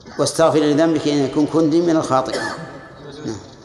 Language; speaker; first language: Arabic; native; Arabic